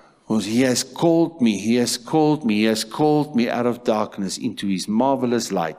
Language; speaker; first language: English; non-native, local second language; Afrikaans